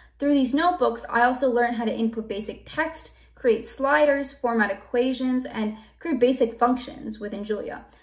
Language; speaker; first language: English; native; English